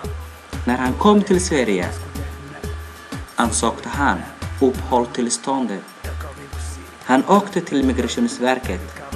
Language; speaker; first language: Swedish; non-native, learner; Somali